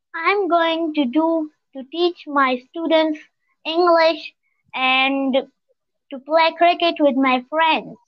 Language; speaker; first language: English; non-native, local second language; Pashto